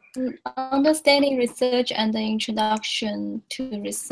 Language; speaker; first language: English; non-native, learner; Chinese